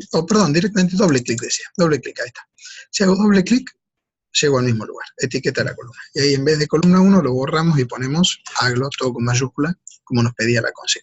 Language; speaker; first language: Spanish; native; Spanish